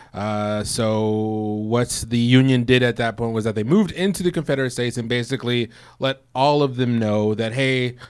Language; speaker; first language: English; native; English